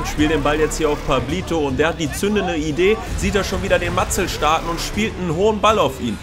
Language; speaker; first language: German; native; German